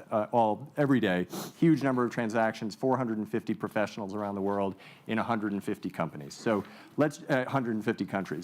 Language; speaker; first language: English; native; English